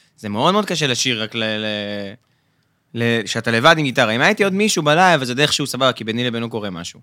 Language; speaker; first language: Hebrew; native; Hebrew